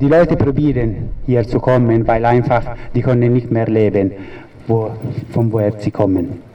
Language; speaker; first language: German; non-native, fluent; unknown